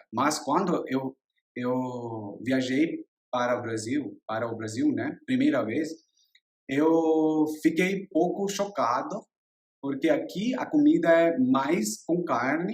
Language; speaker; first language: Portuguese; non-native, learner; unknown